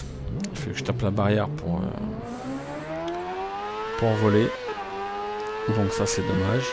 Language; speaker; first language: French; native; French